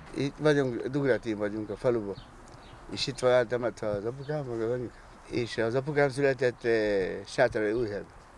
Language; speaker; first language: Hungarian; early bilingual, heritage; Hungarian